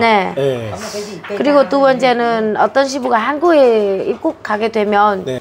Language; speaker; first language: Korean; non-native, fluent; Vietnamese